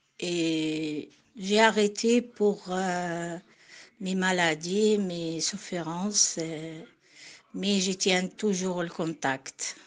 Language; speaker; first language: French; non-native, learner; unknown